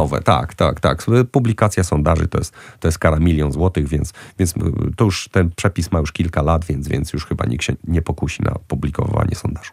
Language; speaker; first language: Polish; native; Polish